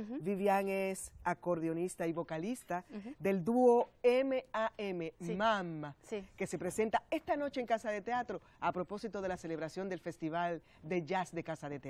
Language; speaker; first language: Spanish; native; Spanish